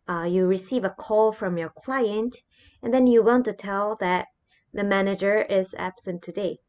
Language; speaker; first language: English; non-native, fluent; Japanese